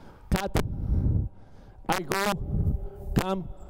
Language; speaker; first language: English; non-native, learner; Spanish